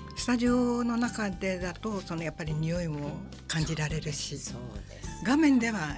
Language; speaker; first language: Japanese; native; Japanese